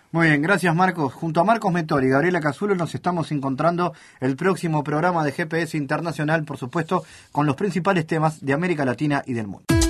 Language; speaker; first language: Spanish; native; Spanish